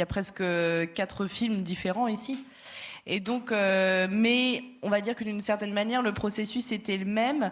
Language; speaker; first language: French; native; French